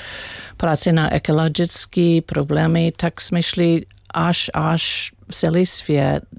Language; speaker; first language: Czech; non-native, learner; English